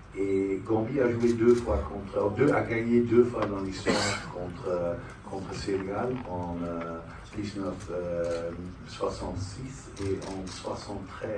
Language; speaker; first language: French; non-native, fluent; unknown